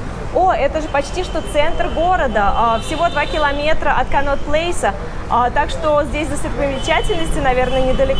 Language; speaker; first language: Russian; native; Russian